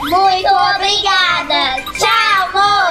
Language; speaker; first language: Portuguese; native; Portuguese